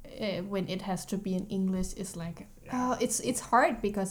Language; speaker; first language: English; non-native, fluent; Danish